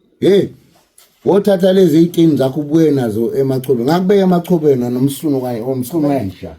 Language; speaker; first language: Zulu; native; Zulu